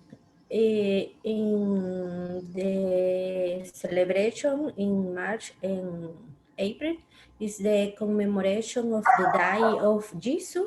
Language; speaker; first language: English; non-native, learner; Spanish